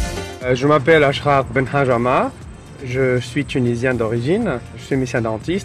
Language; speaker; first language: French; non-native, local second language; Arabic